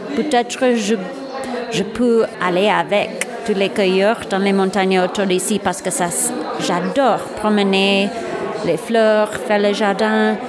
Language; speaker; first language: French; non-native, learner; English